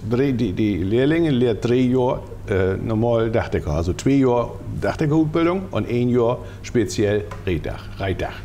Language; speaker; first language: German; native; German